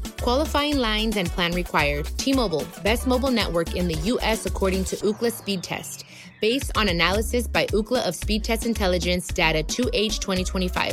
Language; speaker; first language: English; early bilingual, other home language; Spanish